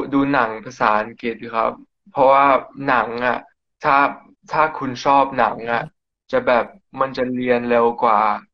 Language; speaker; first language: Thai; early bilingual, other home language; English